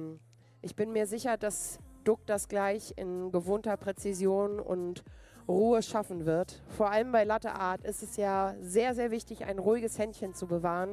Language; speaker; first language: German; native; German